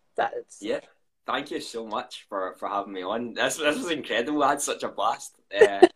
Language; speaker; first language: English; native; English